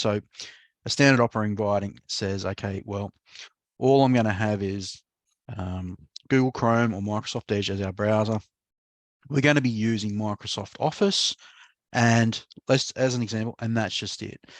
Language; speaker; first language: English; native; English